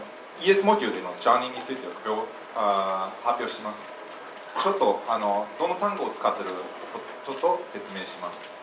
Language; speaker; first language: Japanese; non-native, fluent; English